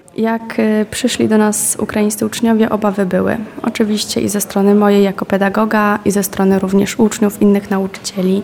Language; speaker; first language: Polish; native; Polish